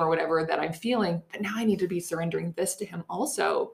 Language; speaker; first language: English; native; English